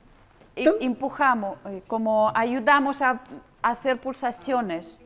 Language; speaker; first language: Spanish; non-native, learner; Russian